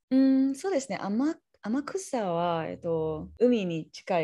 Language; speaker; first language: Japanese; non-native, learner; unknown